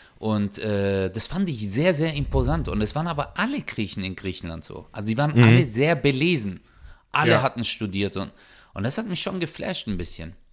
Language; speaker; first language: German; early bilingual, other home language; Turkish